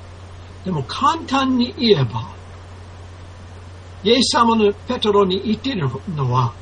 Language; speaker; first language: Japanese; non-native, fluent; English